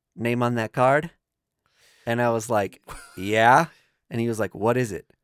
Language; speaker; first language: English; early bilingual, other home language; Italian